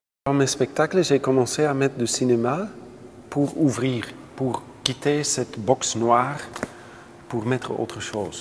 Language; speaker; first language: French; non-native, local second language; Dutch